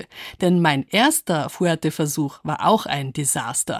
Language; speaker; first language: German; native; German